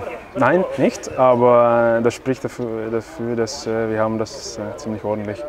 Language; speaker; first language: German; non-native, fluent; Czech